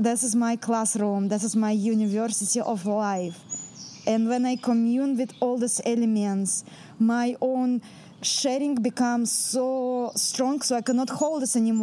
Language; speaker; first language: English; non-native, fluent; Russian